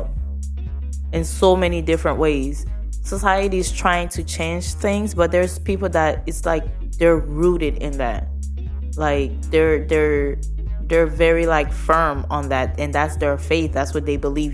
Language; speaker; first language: English; native; English